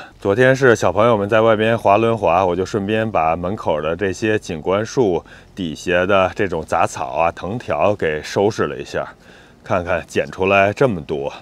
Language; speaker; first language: Chinese; native; Chinese